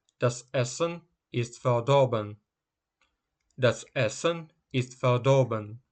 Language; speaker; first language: German; non-native, fluent; Ukrainian